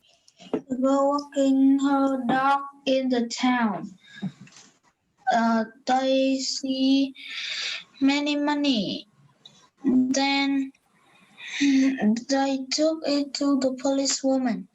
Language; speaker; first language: English; non-native, learner; Vietnamese